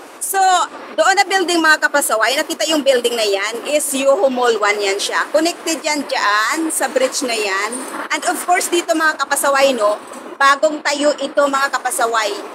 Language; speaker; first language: Filipino; non-native, local second language; Hiligaynon